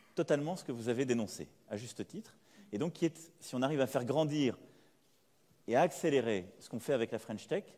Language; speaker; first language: French; native; French